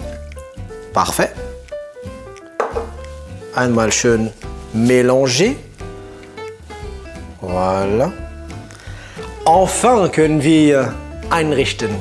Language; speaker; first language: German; non-native, fluent; French